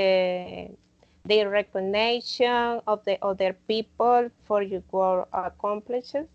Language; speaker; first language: English; non-native, learner; Spanish